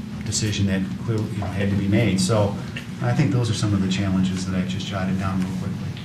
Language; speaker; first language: English; native; English